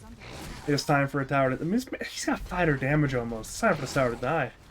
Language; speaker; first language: English; native; English